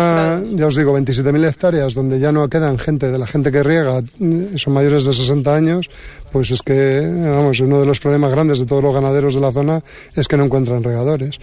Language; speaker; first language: Spanish; native; Spanish